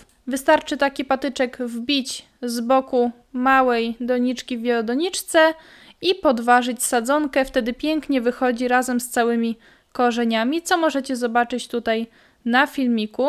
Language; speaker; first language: Polish; native; Polish